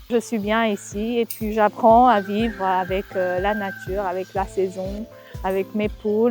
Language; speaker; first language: French; non-native, fluent; Japanese